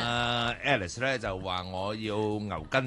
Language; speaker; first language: Cantonese; native; Cantonese